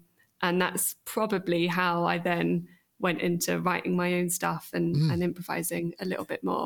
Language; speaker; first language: English; native; English